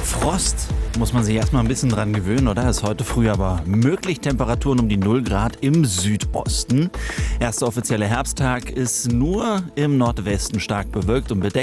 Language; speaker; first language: German; native; German